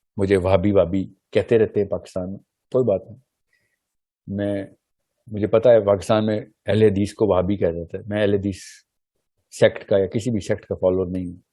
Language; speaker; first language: Urdu; early bilingual, heritage; Urdu